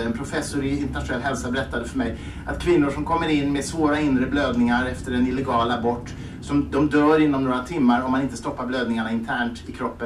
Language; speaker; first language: Swedish; native; Swedish